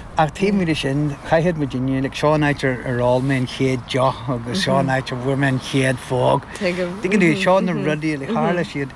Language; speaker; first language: Irish; non-native, local second language; English